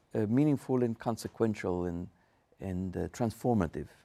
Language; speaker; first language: English; non-native, fluent; Spanish